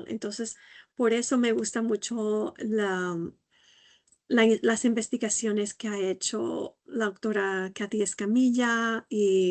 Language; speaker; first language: Spanish; non-native, fluent; English